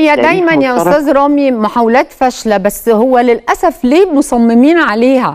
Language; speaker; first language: Arabic; native; Arabic